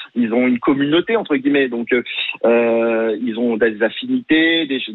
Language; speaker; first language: French; native; French